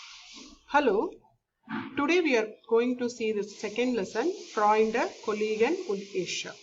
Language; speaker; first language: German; non-native, learner; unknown